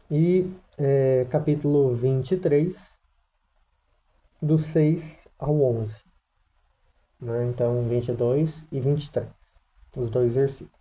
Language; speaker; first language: Portuguese; native; Portuguese